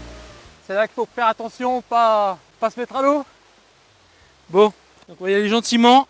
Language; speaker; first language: French; native; French